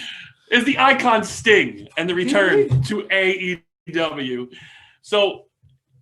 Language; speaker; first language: English; native; English